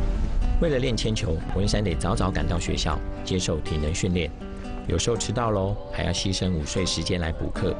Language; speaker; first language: Chinese; native; Chinese